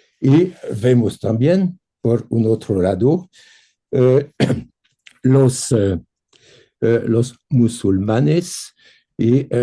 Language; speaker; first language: Spanish; non-native, fluent; French